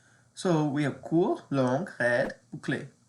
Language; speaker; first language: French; non-native, fluent; English